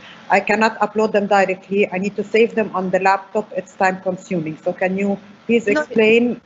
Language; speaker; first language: English; non-native, fluent; Arabic